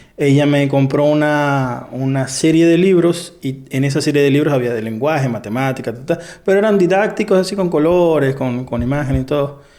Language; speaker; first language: Spanish; native; Spanish